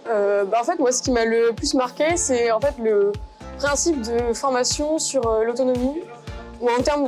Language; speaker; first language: French; native; French